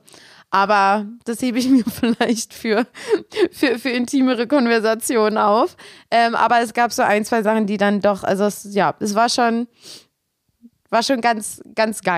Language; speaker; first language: German; native; German